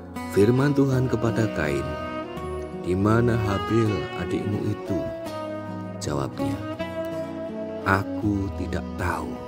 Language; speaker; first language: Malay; non-native, local second language; Javanese